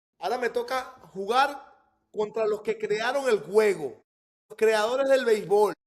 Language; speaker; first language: Spanish; native; Spanish